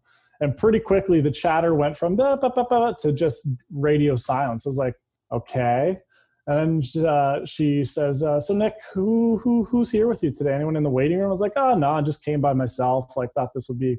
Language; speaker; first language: English; native; English